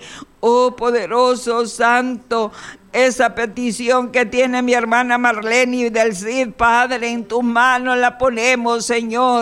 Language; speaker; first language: Spanish; native; Spanish